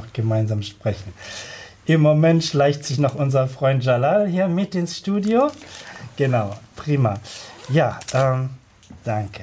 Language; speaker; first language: German; native; German